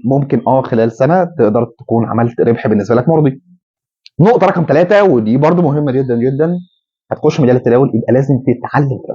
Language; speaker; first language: Arabic; native; Arabic